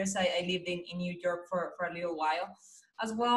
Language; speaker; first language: English; non-native, fluent; Spanish